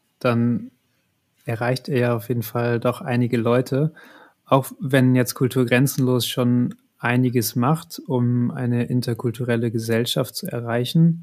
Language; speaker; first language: German; native; German